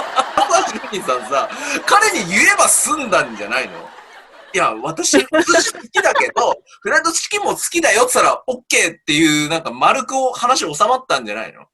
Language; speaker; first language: Japanese; native; Japanese